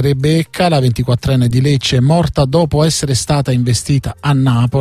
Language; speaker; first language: Italian; native; Italian